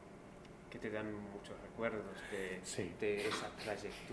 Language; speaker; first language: Spanish; non-native, fluent; English